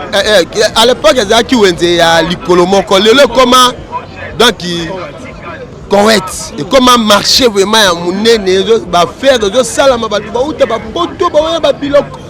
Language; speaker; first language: Lingala; native; Lingala